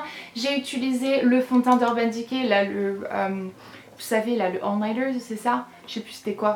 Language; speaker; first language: French; native; French